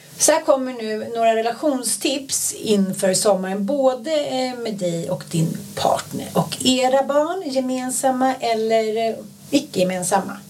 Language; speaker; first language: Swedish; native; Swedish